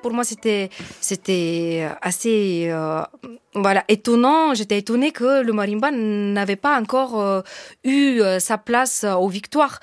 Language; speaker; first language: French; non-native, fluent; Bulgarian